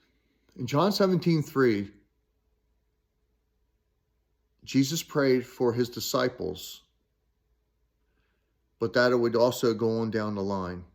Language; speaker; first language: English; native; English